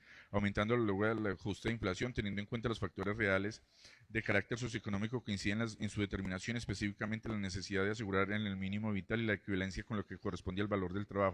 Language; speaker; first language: Spanish; native; Spanish